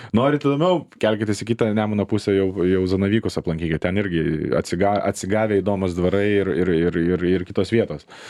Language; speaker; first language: Lithuanian; native; Lithuanian